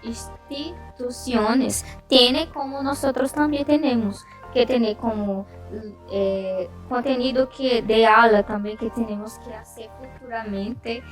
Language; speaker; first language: Spanish; non-native, learner; Portuguese